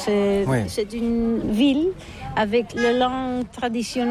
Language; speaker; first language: French; non-native, learner; Catalan